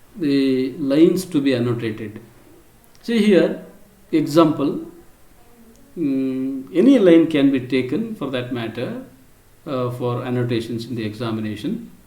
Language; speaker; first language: English; non-native, local second language; Kannada